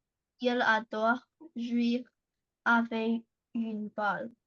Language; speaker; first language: French; non-native, learner; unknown